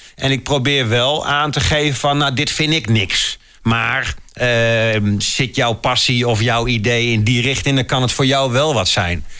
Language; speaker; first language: Dutch; native; Dutch